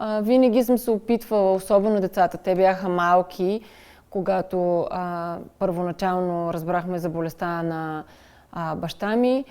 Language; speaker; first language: Bulgarian; native; Bulgarian